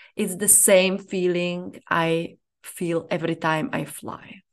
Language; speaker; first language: English; non-native, fluent; Czech